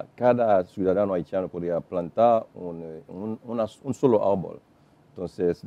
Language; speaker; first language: Spanish; non-native, fluent; Haitian Creole